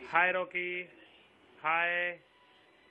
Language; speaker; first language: Hindi; native; Hindi